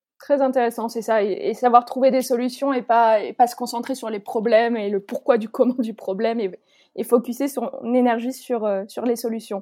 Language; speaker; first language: French; native; French